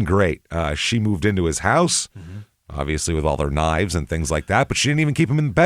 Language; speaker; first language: English; native; English